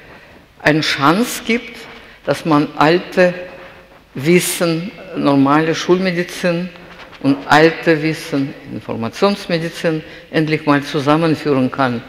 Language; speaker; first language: German; non-native, fluent; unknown